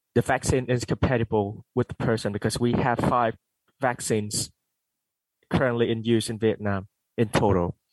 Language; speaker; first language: English; non-native, fluent; Vietnamese